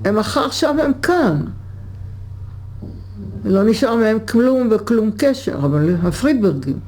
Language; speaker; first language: Hebrew; early bilingual, other home language; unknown